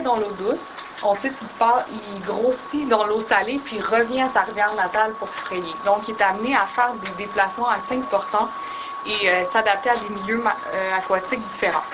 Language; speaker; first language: French; native; French